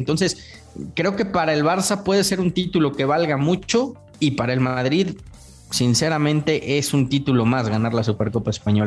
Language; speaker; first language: Spanish; native; Spanish